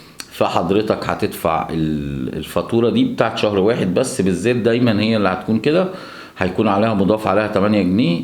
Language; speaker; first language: Arabic; native; Arabic